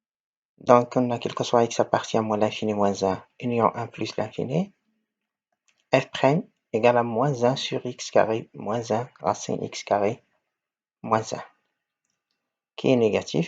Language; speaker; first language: French; non-native, local second language; Arabic